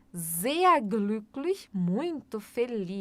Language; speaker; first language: German; non-native, fluent; Portuguese